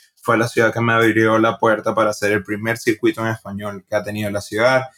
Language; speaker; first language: Spanish; native; Spanish